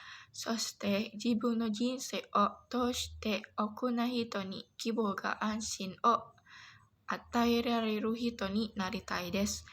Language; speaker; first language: Japanese; non-native, learner; Indonesian